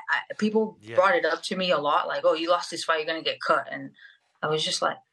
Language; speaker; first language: English; early bilingual, other home language; Spanish